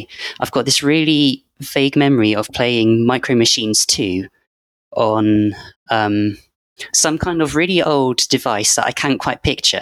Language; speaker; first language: English; native; English